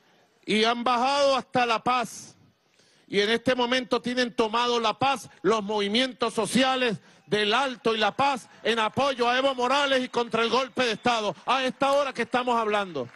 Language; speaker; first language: Spanish; native; Spanish